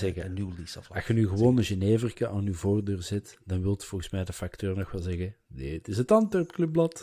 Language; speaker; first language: Dutch; native; Dutch